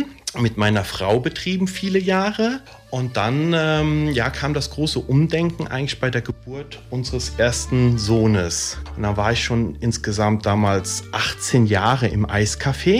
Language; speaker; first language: German; early bilingual, other home language; Italian